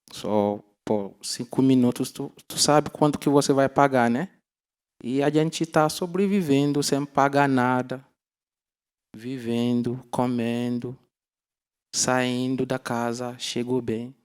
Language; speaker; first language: Portuguese; non-native, learner; Yoruba